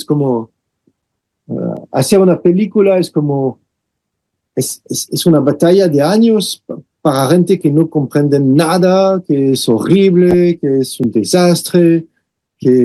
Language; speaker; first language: Spanish; non-native, fluent; French